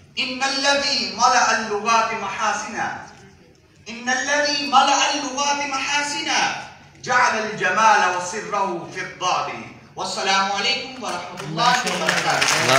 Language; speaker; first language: Arabic; non-native, fluent; Urdu